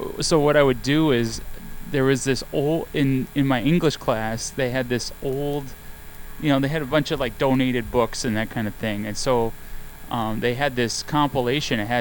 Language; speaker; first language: English; native; English